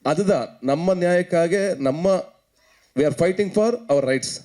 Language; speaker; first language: Tamil; non-native, learner; Kannada